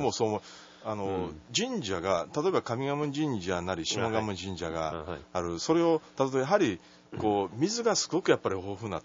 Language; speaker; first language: Japanese; native; Japanese